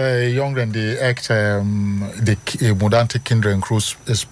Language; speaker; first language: Dutch; non-native, learner; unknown